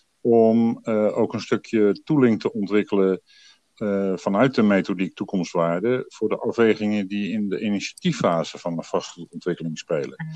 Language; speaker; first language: Dutch; native; Dutch